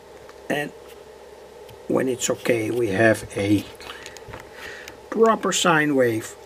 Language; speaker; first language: English; non-native, fluent; Dutch